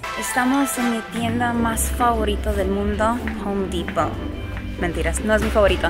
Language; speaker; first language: Spanish; early bilingual, heritage; Spanish